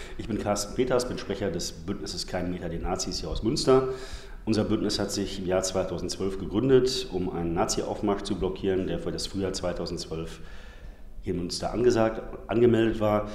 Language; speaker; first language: German; native; German